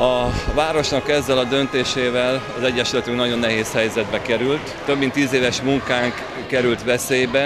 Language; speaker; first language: Hungarian; native; Hungarian